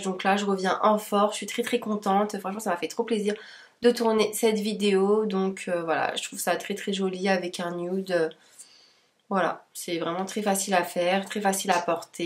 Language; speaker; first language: French; native; French